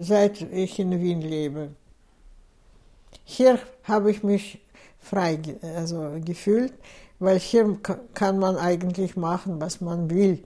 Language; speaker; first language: German; non-native, fluent; Russian